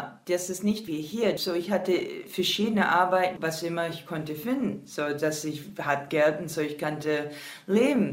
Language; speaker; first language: German; non-native, learner; English